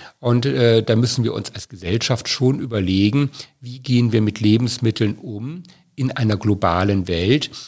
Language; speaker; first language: German; native; German